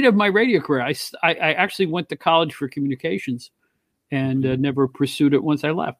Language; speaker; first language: English; native; English